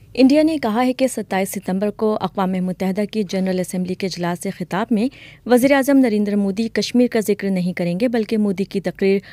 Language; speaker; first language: Urdu; native; Urdu